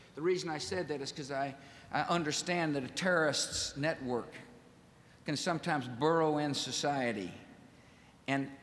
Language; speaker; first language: English; native; English